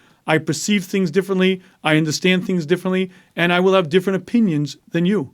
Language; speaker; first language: English; native; English